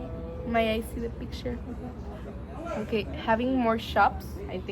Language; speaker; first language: English; non-native, learner; Spanish